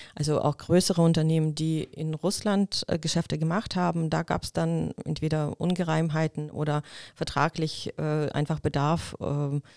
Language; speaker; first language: German; non-native, fluent; Russian